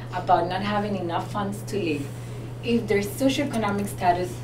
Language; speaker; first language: English; non-native, fluent; Spanish